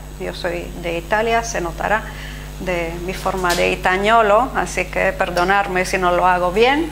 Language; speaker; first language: Spanish; non-native, fluent; Italian